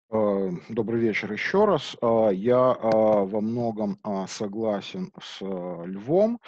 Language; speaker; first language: Russian; native; Russian